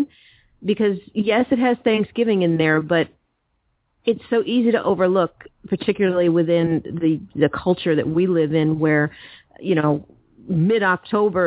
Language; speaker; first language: English; native; English